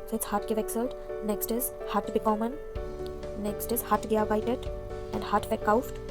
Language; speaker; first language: German; non-native, fluent; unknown